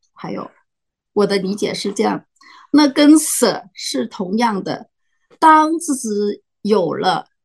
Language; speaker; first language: Chinese; non-native, local second language; Cantonese